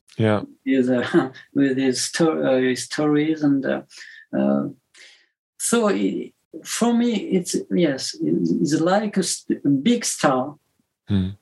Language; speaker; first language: English; non-native, learner; French